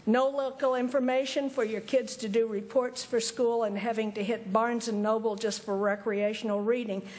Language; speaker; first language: English; native; English